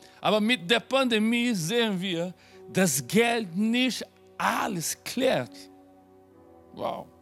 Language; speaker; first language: German; non-native, fluent; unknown